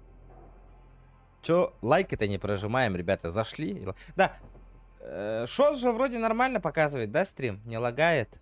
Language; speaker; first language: Russian; native; Russian